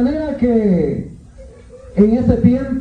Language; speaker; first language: Spanish; native; Spanish